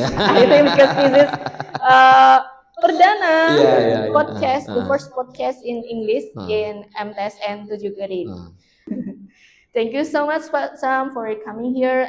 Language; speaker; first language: English; non-native, learner; Indonesian